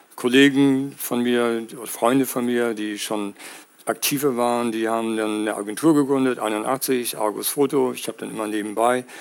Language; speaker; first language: German; native; German